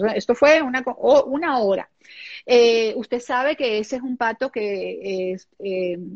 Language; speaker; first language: Spanish; non-native, local second language; German